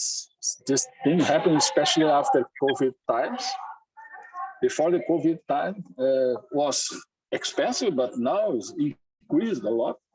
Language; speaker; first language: English; non-native, learner; Portuguese